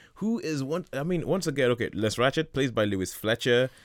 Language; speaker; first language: English; non-native, local second language; Yoruba